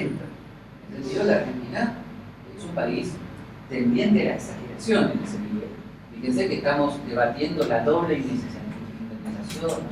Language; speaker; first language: Spanish; native; Spanish